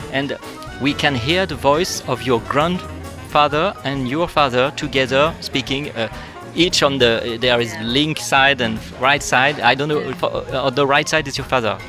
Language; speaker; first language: English; non-native, fluent; French